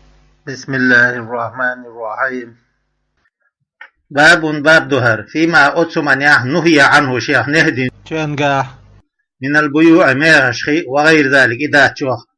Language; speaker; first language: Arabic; non-native, fluent; Chechen